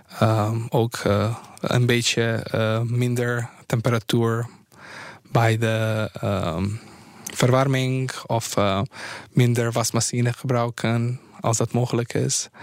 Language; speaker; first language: Dutch; non-native, fluent; Bosnian